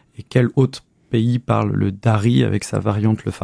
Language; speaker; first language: French; native; French